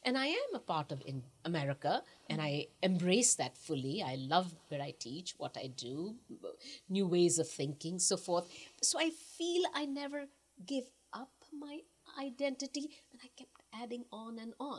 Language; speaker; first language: English; non-native, local second language; Punjabi